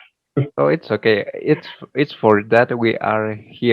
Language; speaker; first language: English; non-native, learner; Spanish